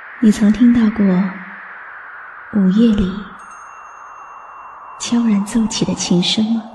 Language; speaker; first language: Chinese; native; Chinese